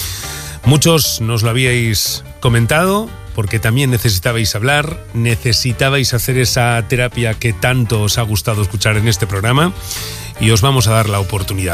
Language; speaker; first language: Spanish; native; Spanish